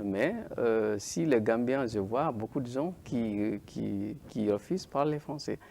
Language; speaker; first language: French; non-native, learner; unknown